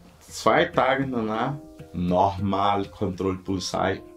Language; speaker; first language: German; non-native, learner; Portuguese